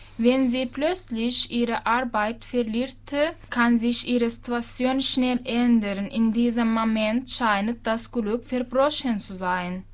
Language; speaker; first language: German; non-native, fluent; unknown